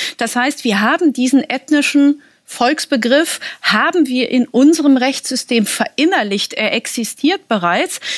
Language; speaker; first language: German; early bilingual, heritage; German